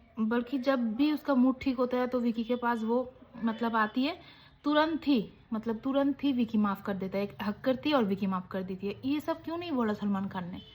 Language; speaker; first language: Hindi; non-native, local second language; Bangla